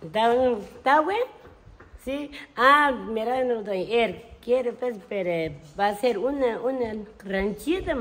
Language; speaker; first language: Spanish; non-native, local second language; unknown